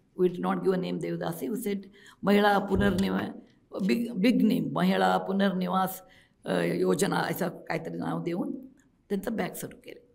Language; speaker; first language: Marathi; non-native, local second language; Kannada